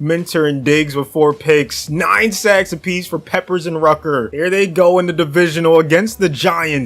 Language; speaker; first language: English; native; English